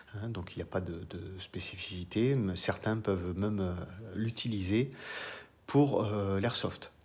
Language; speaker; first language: French; native; French